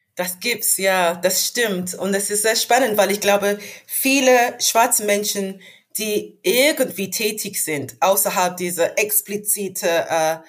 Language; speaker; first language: German; non-native, fluent; English